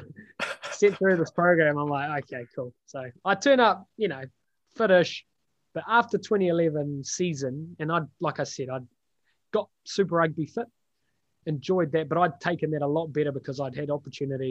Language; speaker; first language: English; native; English